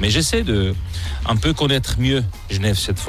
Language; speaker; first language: French; non-native, local second language; German